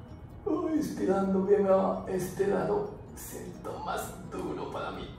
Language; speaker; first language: Spanish; non-native, learner; Japanese